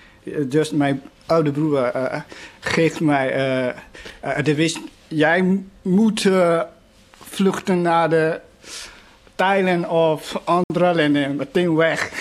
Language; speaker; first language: Dutch; non-native, learner; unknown